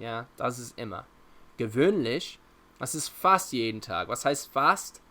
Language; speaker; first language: German; non-native, fluent; English